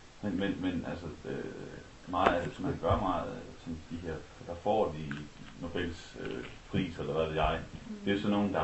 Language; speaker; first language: Danish; native; Danish